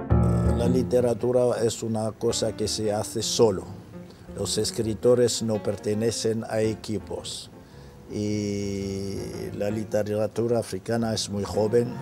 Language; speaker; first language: Spanish; non-native, fluent; French